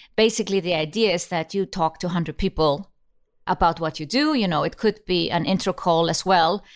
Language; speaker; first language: English; non-native, fluent; Icelandic